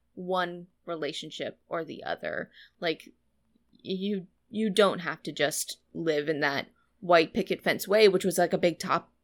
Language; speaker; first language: English; native; English